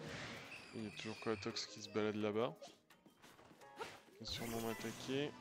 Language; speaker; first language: French; native; French